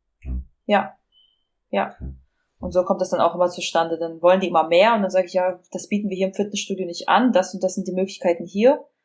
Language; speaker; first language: German; native; German